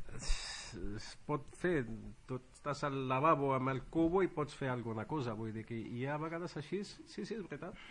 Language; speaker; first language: Catalan; non-native, fluent; Arabic